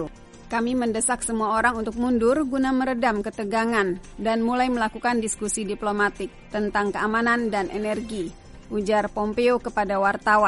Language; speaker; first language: Indonesian; native; Indonesian